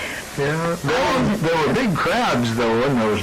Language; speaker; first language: English; native; English